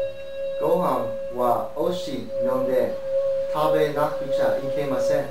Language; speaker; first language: Japanese; non-native, learner; English